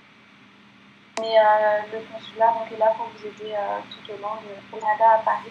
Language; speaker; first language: French; native; French